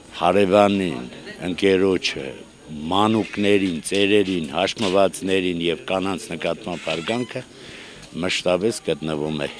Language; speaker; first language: Armenian; native; Armenian